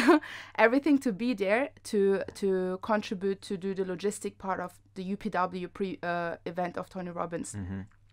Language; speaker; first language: English; non-native, fluent; German